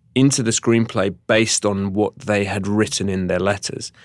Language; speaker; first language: English; native; English